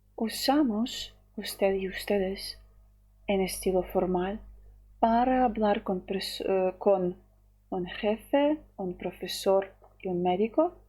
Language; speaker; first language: Spanish; non-native, fluent; Ukrainian